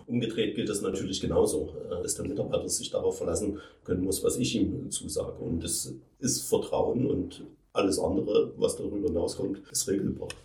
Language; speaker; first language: German; native; German